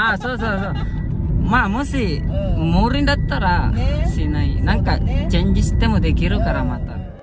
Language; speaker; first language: Japanese; non-native, learner; Indonesian